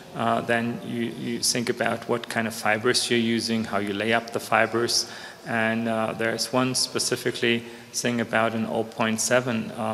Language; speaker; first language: English; non-native, fluent; German